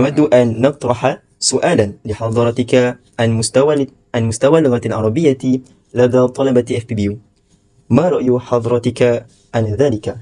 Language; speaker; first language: Arabic; non-native, fluent; Malay